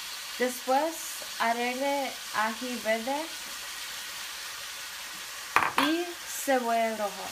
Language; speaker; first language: Spanish; non-native, learner; English